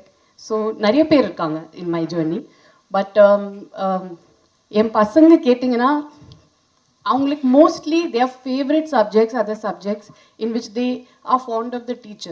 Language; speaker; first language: Tamil; non-native, fluent; Hindi